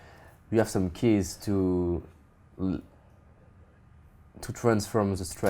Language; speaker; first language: English; non-native, fluent; French